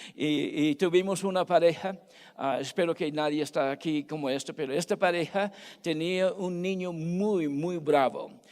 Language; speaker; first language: Spanish; non-native, fluent; English